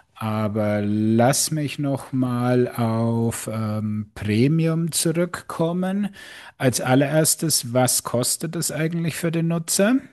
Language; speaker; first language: German; native; German